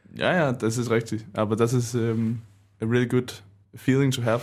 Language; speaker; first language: German; non-native, learner; Danish